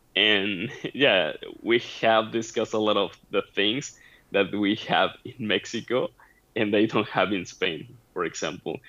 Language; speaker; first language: English; non-native, fluent; Spanish